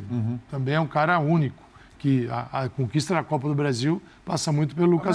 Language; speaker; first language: Portuguese; native; Portuguese